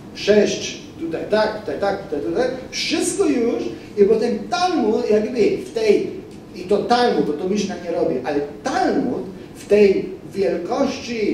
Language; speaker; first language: Polish; non-native, fluent; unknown